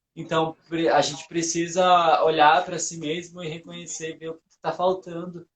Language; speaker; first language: Portuguese; native; Portuguese